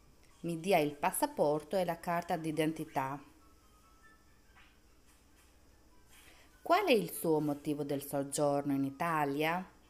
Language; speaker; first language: Italian; non-native, fluent; Albanian